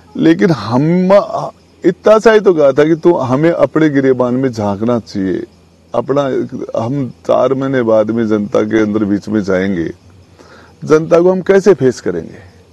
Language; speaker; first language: Hindi; native; Hindi